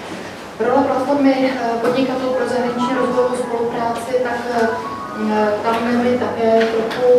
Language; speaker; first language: Czech; native; Czech